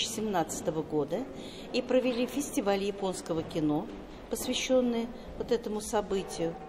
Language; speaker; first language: Russian; native; Russian